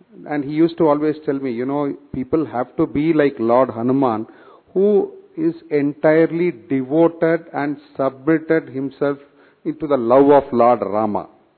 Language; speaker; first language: English; non-native, local second language; Tamil